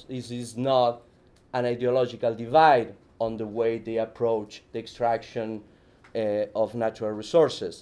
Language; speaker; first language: English; non-native, fluent; Spanish